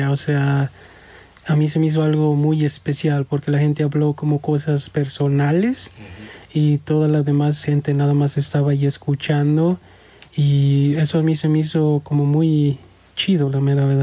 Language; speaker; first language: Spanish; native; Spanish